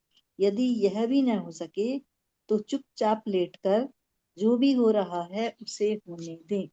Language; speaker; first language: Hindi; native; Hindi